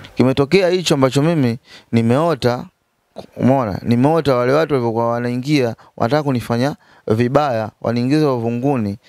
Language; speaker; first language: Swahili; native; Swahili